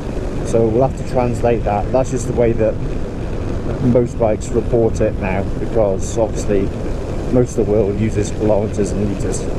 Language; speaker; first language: English; native; English